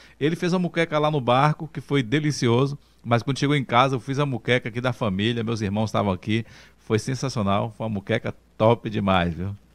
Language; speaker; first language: Portuguese; native; Portuguese